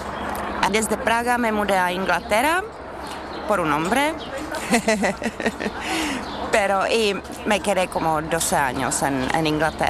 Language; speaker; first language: Spanish; non-native, learner; Czech